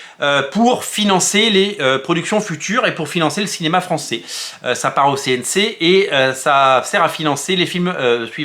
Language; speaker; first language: French; native; French